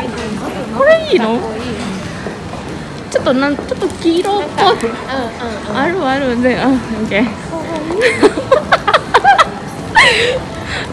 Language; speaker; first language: Japanese; non-native, fluent; Indonesian